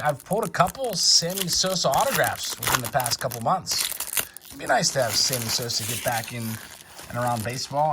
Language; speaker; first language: English; native; English